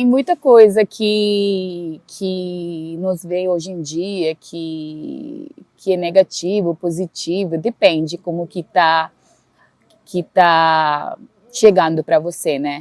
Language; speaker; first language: Portuguese; non-native, fluent; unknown